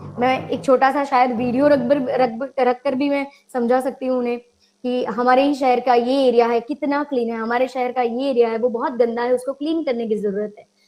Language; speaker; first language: Hindi; non-native, local second language; Gujarati